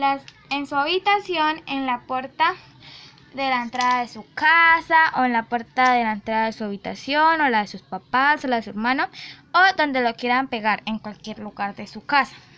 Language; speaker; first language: Spanish; native; Spanish